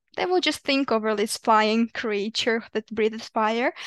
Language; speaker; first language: English; non-native, fluent; Ukrainian